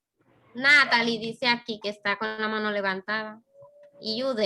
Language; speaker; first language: Spanish; native; Spanish